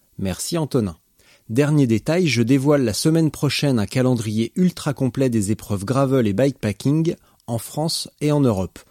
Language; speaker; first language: French; native; French